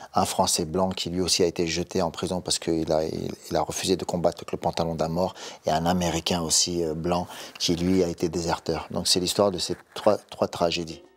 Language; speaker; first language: French; native; French